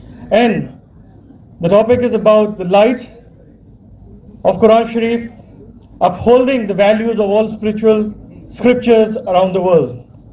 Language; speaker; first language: English; non-native, local second language; Urdu